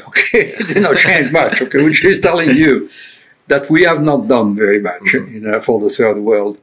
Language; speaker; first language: English; non-native, fluent; French